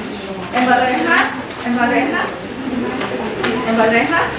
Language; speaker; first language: Spanish; non-native, learner; Chinese